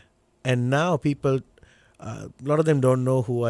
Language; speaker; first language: English; non-native, local second language; Sinhala